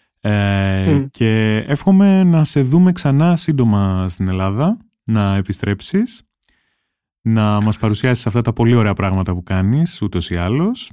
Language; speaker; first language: Greek; native; Greek